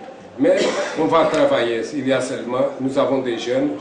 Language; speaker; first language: French; non-native, fluent; Portuguese